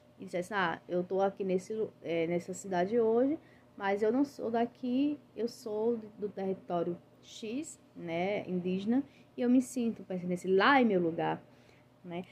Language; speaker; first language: Portuguese; native; Portuguese